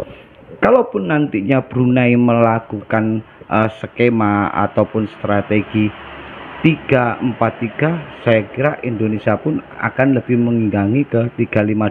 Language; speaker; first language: Indonesian; native; Indonesian